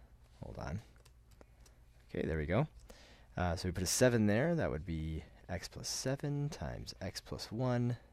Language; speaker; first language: English; native; English